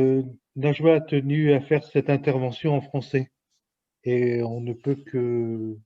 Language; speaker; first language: French; native; French